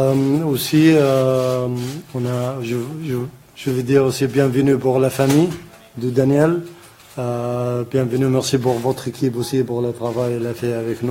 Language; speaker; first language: French; non-native, learner; Arabic